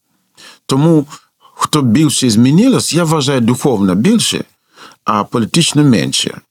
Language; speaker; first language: Ukrainian; non-native, fluent; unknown